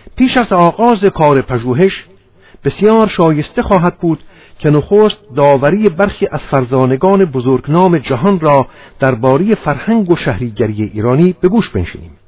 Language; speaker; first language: Persian; non-native, local second language; Armenian